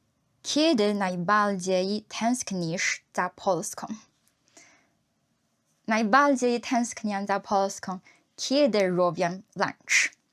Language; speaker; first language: Polish; non-native, learner; Chinese